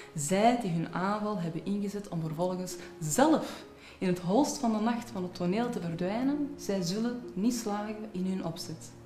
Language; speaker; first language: Dutch; early bilingual, other home language; Arabic